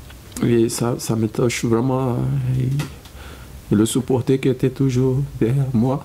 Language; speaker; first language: French; non-native, fluent; Portuguese